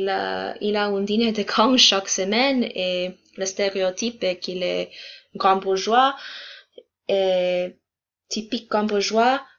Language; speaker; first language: French; non-native, learner; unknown